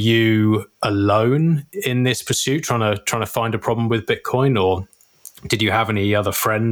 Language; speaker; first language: English; native; English